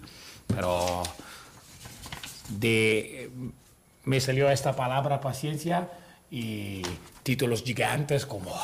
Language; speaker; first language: Spanish; non-native, learner; Italian